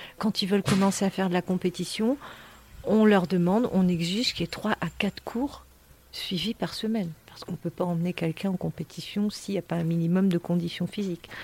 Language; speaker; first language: French; native; French